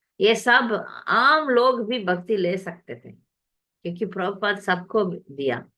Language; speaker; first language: Hindi; non-native, local second language; Tamil